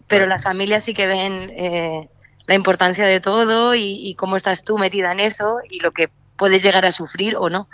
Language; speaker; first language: Spanish; native; Spanish